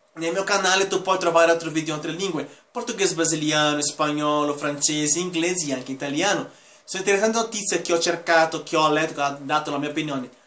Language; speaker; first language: Italian; non-native, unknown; Spanish